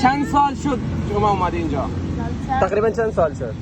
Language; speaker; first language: Persian; non-native, learner; Urdu